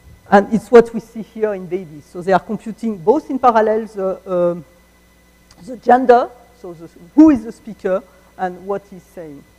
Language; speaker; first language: English; non-native, fluent; French